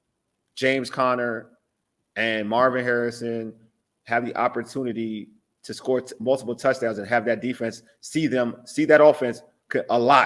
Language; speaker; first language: English; native; English